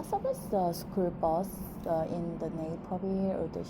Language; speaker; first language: English; non-native, learner; Korean